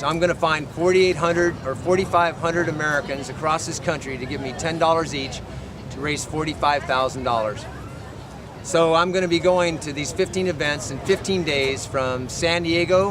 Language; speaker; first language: English; native; English